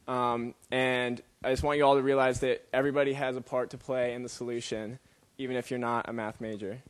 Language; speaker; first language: English; native; English